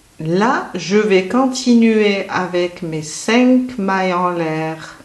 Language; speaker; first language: French; native; French